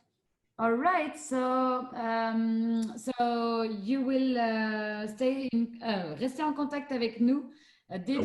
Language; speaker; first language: French; native; French